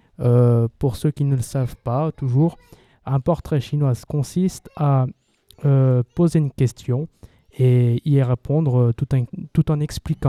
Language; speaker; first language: French; native; French